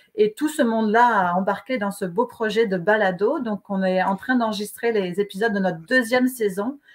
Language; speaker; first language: French; native; French